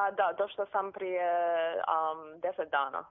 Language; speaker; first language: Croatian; early bilingual, heritage; Croatian